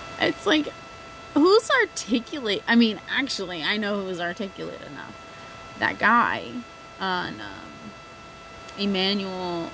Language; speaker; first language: English; native; English